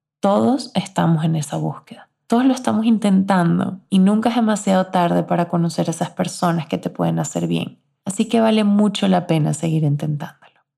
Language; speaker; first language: Spanish; native; Spanish